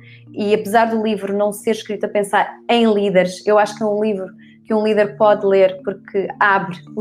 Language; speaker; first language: Portuguese; native; Portuguese